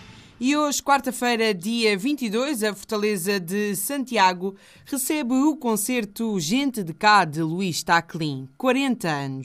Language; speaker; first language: Portuguese; native; Portuguese